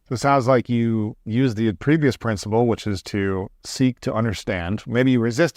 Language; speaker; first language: English; native; English